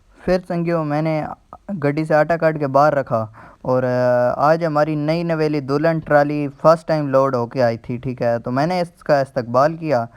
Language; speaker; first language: Urdu; non-native, local second language; Punjabi